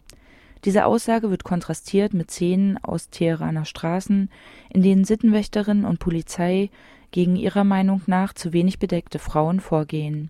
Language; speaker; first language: German; native; German